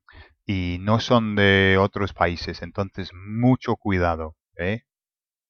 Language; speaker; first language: Spanish; non-native, fluent; English